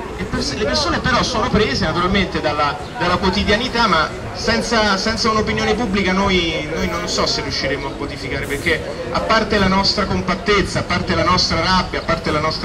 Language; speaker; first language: Italian; native; Italian